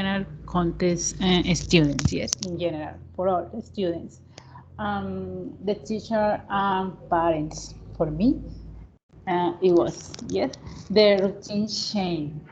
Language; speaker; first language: English; non-native, learner; Spanish